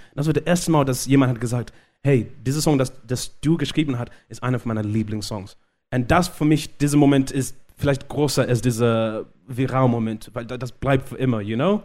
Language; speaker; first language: German; non-native, learner; Shona